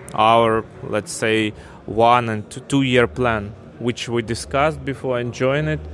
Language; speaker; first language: English; non-native, fluent; Ukrainian